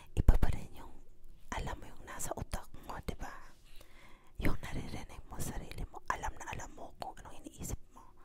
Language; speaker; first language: Filipino; native; Filipino